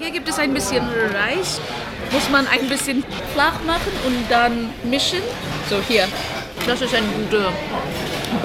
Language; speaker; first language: German; non-native, learner; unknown